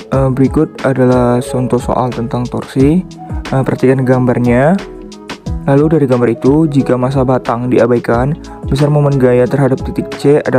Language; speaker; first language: Indonesian; native; Indonesian